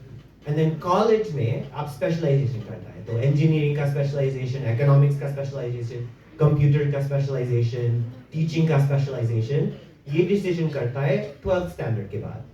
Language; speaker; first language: Hindi; early bilingual, heritage; English